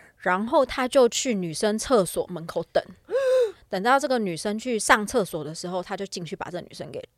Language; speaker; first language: Chinese; native; Chinese